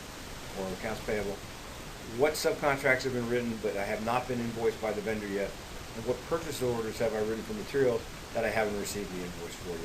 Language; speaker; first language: English; native; English